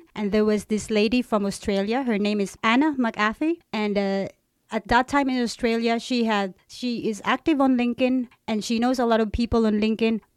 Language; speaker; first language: English; non-native, local second language; Cebuano